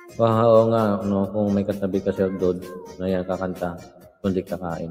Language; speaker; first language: Filipino; non-native, local second language; Hiligaynon